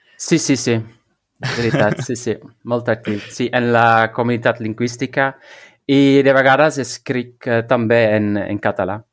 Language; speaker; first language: Catalan; non-native, learner; Dutch